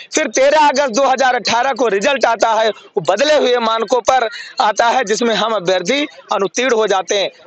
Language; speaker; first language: Hindi; native; Hindi